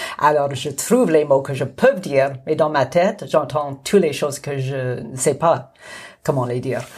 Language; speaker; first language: French; non-native, local second language; English